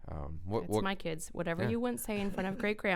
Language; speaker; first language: English; native; English